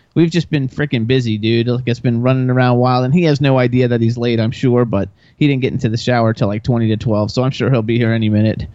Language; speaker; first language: English; native; English